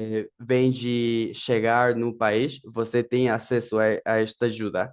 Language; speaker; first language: Portuguese; non-native, fluent; Spanish